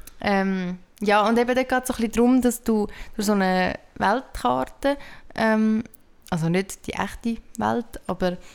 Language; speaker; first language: German; native; German